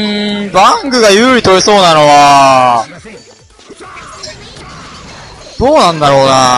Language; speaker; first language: Japanese; native; Japanese